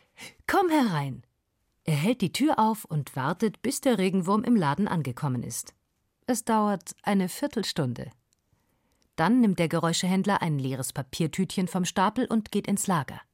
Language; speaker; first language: German; native; German